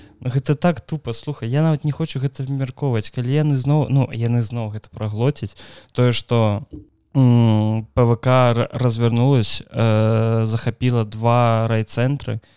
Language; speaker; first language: Belarusian; non-native, local second language; Russian